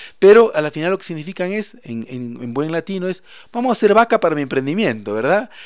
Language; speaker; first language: Spanish; native; Spanish